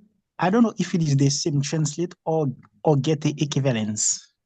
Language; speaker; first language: English; non-native, learner; Haitian Creole